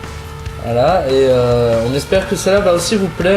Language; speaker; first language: French; native; French